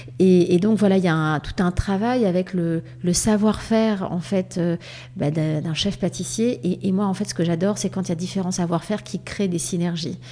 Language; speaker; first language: French; native; French